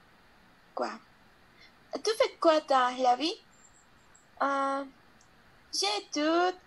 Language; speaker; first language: French; non-native, learner; Spanish